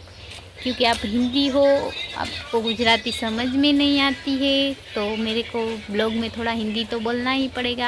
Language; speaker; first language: Hindi; non-native, local second language; Gujarati